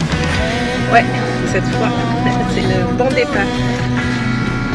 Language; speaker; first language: French; native; French